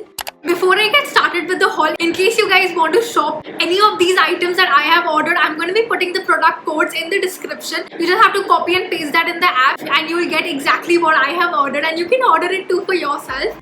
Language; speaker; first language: English; non-native, local second language; Hindi